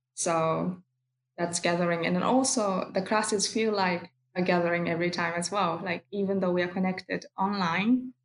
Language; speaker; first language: English; non-native, fluent; Japanese